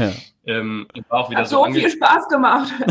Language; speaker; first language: German; native; German